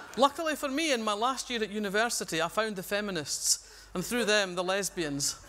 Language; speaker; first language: English; native; English